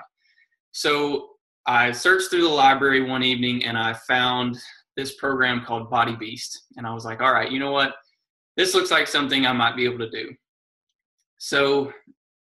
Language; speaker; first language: English; native; English